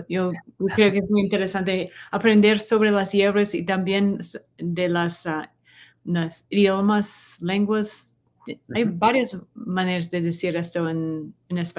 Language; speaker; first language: Spanish; non-native, learner; English